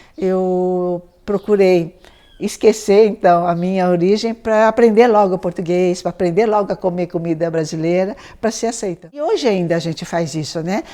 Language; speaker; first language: Portuguese; early bilingual, other home language; Chinese